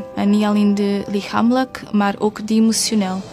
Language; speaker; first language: Dutch; non-native, fluent; Portuguese